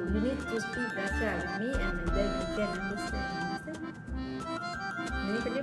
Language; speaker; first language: English; non-native, learner; Thai